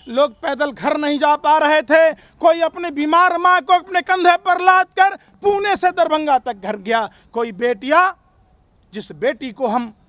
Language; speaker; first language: Hindi; native; Hindi